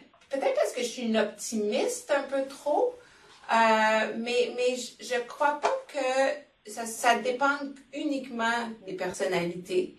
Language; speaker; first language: French; native; French